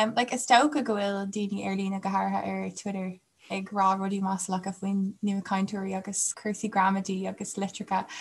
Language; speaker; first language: Irish; non-native, local second language; English